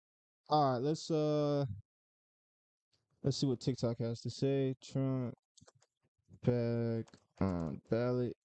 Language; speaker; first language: English; native; English